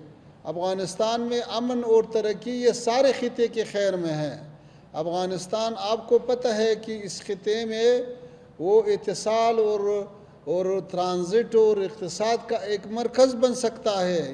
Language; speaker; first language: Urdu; non-native, fluent; Pashto